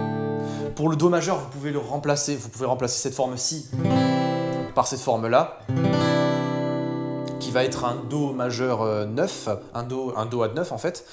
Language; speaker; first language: French; native; French